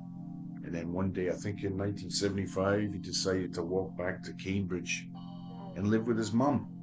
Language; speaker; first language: English; native; English